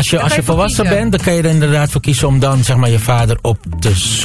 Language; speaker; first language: Dutch; native; Dutch